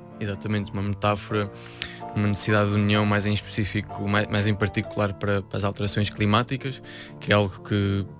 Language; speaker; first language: Portuguese; native; Portuguese